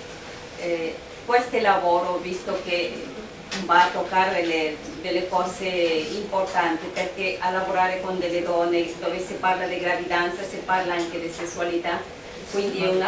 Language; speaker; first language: Italian; non-native, fluent; Spanish